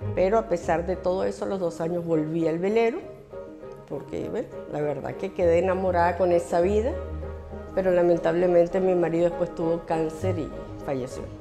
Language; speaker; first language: Spanish; early bilingual, other home language; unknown